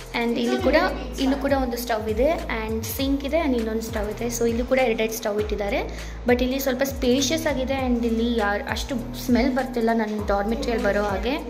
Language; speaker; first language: Kannada; non-native, local second language; Telugu